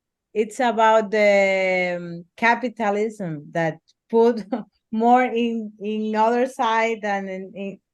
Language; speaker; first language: English; non-native, learner; Spanish